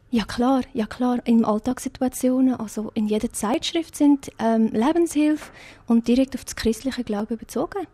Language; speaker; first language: German; non-native, fluent; Afrikaans